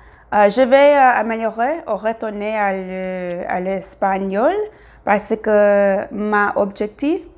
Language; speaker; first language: French; non-native, learner; English